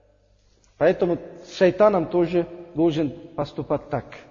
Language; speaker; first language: Russian; non-native, learner; Uzbek